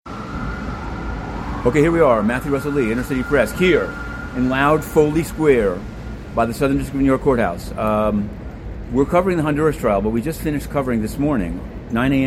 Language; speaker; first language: English; native; English